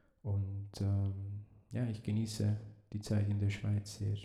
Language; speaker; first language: German; early bilingual, heritage; Italian